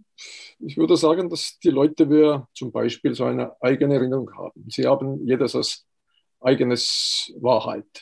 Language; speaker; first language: German; non-native, fluent; Estonian